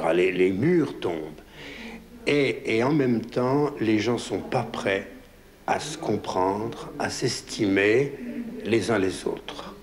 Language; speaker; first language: French; native; French